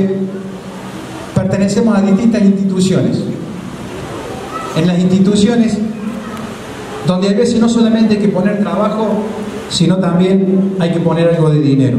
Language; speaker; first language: Spanish; native; Spanish